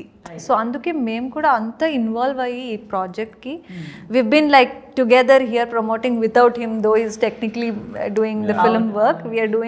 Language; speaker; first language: Telugu; non-native, learner; Kannada